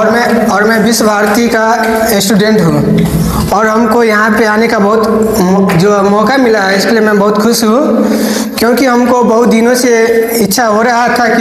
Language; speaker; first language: Hindi; non-native, local second language; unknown